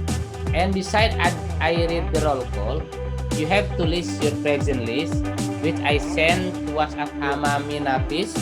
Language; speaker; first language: English; non-native, local second language; Indonesian